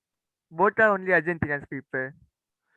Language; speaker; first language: English; non-native, learner; Tamil